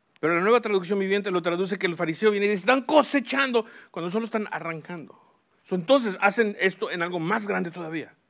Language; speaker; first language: Spanish; early bilingual, heritage; Spanish